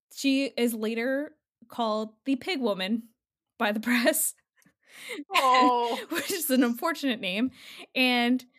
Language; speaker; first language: English; native; English